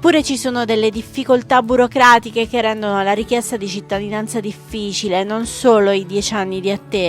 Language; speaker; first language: Italian; native; Italian